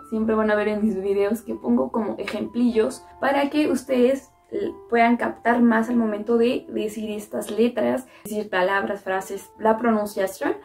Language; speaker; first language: Spanish; native; Spanish